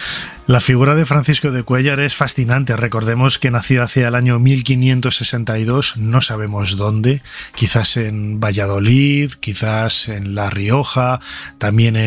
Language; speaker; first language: Spanish; native; Spanish